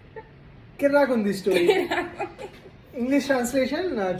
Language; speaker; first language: Telugu; non-native, learner; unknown